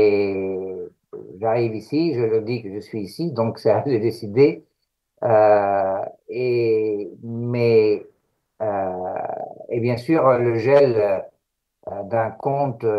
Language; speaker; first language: French; non-native, fluent; Greek